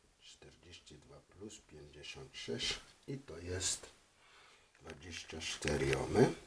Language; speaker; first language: Polish; non-native, fluent; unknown